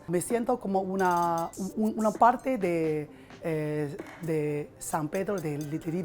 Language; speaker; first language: Spanish; non-native, learner; Chinese